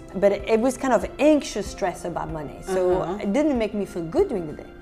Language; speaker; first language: English; non-native, fluent; French